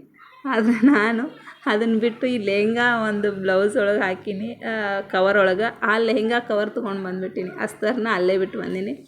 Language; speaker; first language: Kannada; native; Kannada